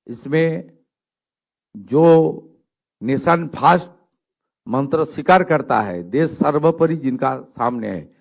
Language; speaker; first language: Hindi; non-native, local second language; Bangla